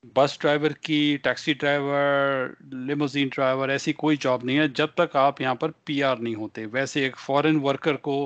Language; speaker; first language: Hindi; non-native, local second language; Punjabi